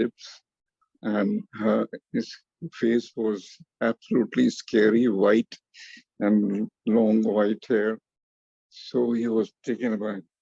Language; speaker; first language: English; non-native, fluent; Hindi